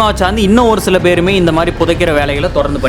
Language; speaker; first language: Tamil; native; Tamil